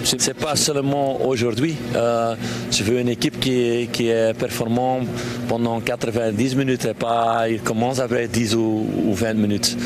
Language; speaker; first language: French; non-native, local second language; Dutch